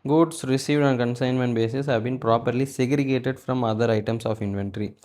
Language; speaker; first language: English; non-native, local second language; Tamil